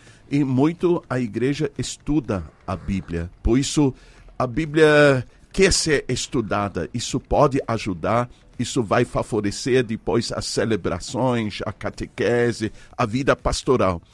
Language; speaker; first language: Portuguese; non-native, fluent; German